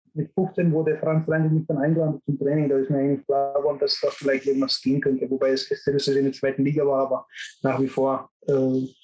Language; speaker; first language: German; native; German